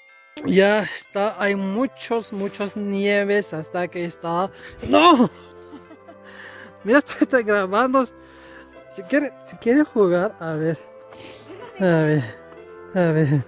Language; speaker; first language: Spanish; non-native, learner; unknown